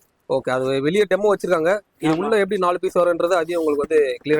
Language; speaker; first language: Tamil; native; Tamil